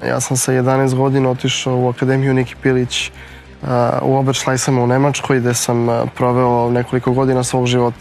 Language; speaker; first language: Serbian; native; Serbian